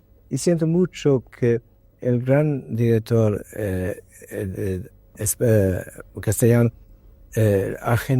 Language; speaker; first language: Spanish; non-native, learner; English